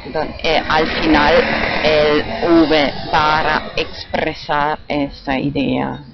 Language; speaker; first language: Spanish; non-native, fluent; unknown